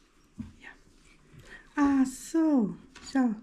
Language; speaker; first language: German; early bilingual, heritage; Bosnian